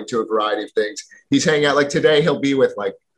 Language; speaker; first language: English; native; English